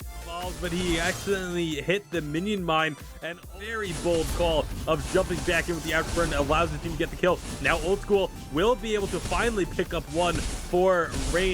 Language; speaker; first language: English; native; English